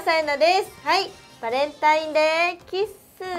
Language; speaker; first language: Japanese; native; Japanese